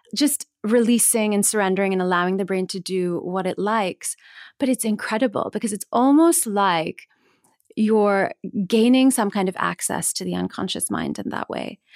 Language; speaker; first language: English; native; English